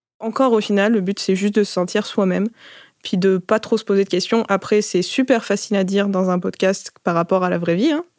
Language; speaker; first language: French; native; French